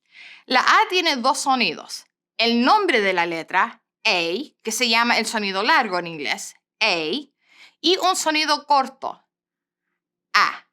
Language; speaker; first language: Spanish; non-native, fluent; English